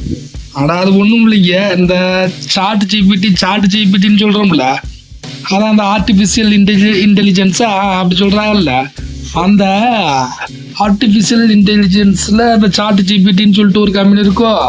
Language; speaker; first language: Tamil; native; Tamil